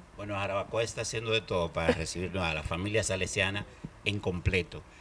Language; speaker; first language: Spanish; native; Spanish